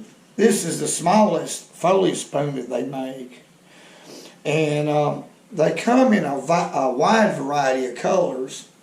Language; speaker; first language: English; native; English